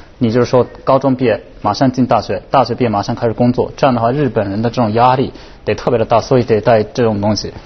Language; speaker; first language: Chinese; non-native, fluent; Japanese